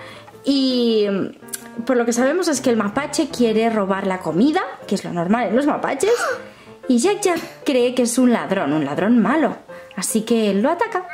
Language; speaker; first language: Spanish; native; Spanish